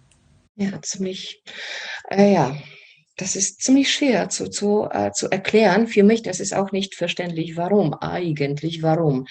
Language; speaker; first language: German; non-native, fluent; Polish